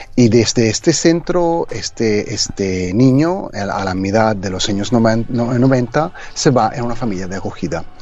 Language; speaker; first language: Spanish; non-native, fluent; Italian